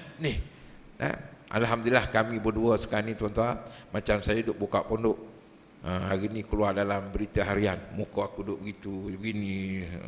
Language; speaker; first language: Malay; native; Malay